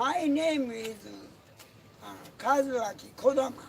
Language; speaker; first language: English; non-native, learner; Japanese